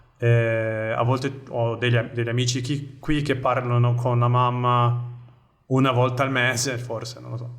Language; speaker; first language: Italian; non-native, fluent; Portuguese